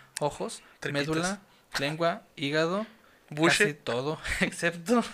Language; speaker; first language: Spanish; native; Spanish